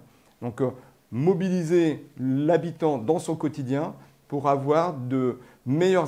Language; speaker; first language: French; native; French